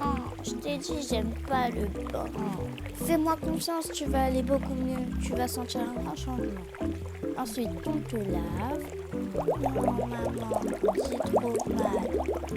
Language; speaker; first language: French; native; French